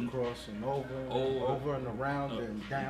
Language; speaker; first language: English; native; English